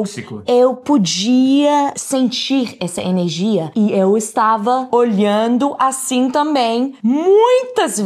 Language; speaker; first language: Portuguese; non-native, fluent; English